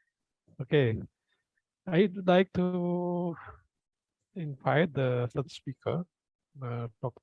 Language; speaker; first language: English; non-native, fluent; Indonesian